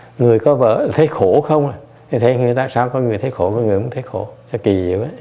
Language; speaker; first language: Vietnamese; early bilingual, other home language; English